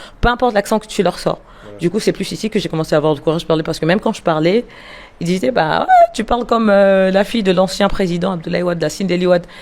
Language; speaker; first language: French; non-native, local second language; Lingala